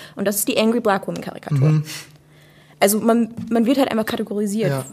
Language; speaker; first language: German; non-native, fluent; English